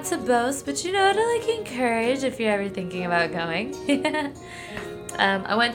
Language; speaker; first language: English; native; English